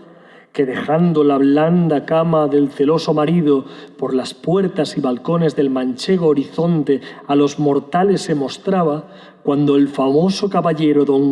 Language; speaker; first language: Spanish; native; Spanish